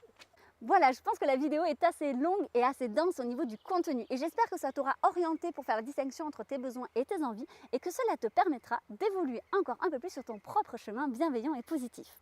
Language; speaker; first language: French; native; French